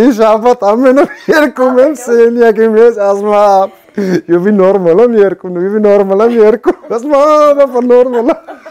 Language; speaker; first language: Armenian; non-native, learner; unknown